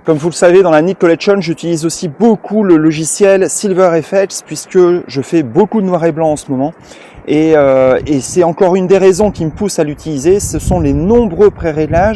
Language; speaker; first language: French; native; French